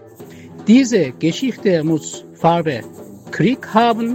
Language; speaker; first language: German; non-native, learner; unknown